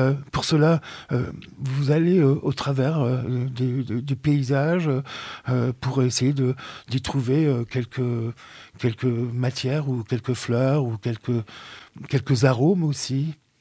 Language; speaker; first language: French; native; French